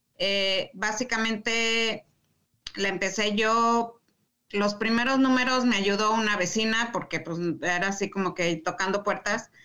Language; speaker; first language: Spanish; native; Spanish